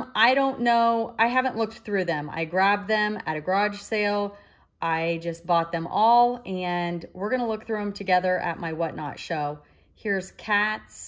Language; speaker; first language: English; native; English